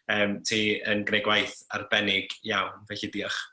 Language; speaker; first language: Welsh; native; Welsh